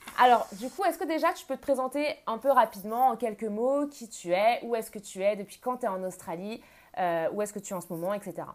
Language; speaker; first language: French; native; French